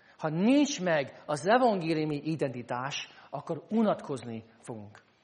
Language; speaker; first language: Hungarian; non-native, fluent; English